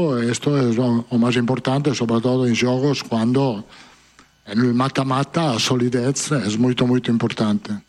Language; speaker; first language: Portuguese; non-native, fluent; Italian